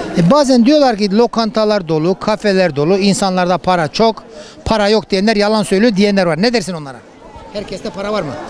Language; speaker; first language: Turkish; native; Turkish